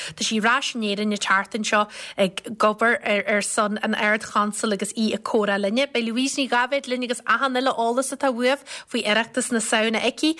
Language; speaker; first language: Irish; native; Irish